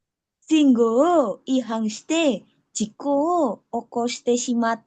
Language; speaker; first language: Japanese; non-native, learner; Indonesian